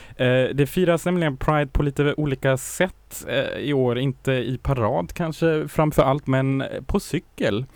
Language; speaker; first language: Swedish; non-native, fluent; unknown